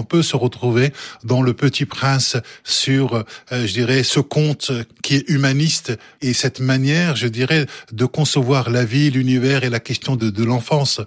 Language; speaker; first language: French; early bilingual, other home language; Arabic